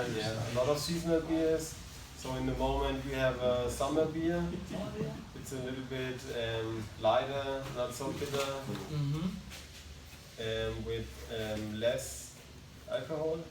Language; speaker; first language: English; non-native, learner; German